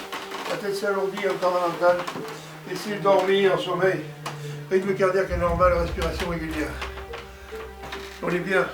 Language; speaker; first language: French; native; French